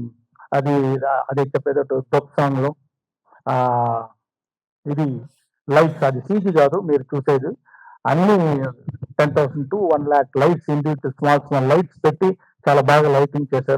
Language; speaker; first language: Telugu; non-native, fluent; Tamil